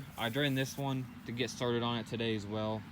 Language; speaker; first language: English; native; English